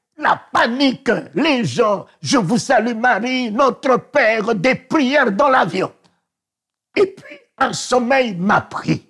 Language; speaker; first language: French; non-native, local second language; Sango